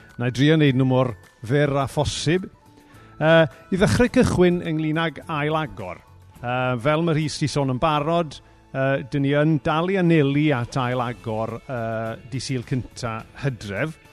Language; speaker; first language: Welsh; native; Welsh